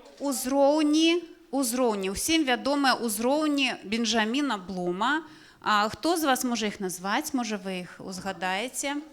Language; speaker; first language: Belarusian; non-native, local second language; Russian